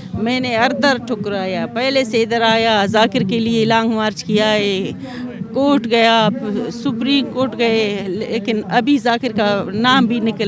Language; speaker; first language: Hindi; non-native, local second language; Baluchi